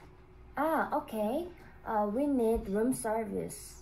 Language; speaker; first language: English; non-native, learner; Korean